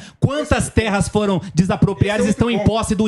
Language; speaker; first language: Portuguese; native; Portuguese